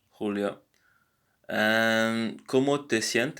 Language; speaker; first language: Spanish; non-native, learner; English